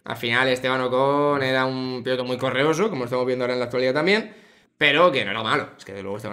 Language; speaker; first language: Spanish; native; Spanish